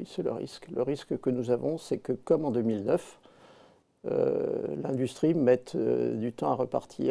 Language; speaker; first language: French; native; French